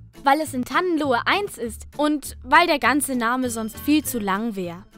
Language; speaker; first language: German; native; German